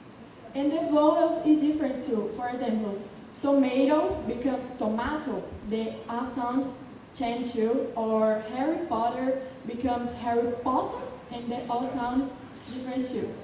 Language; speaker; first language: English; non-native, learner; Portuguese